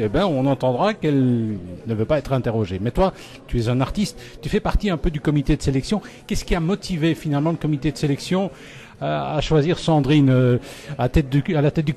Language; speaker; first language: French; native; French